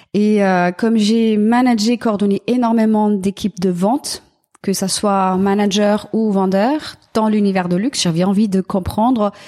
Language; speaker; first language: French; non-native, fluent; German